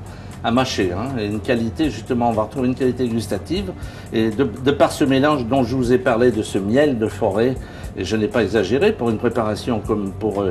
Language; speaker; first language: French; native; French